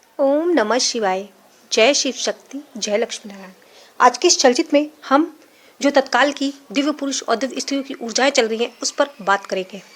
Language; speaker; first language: Hindi; native; Hindi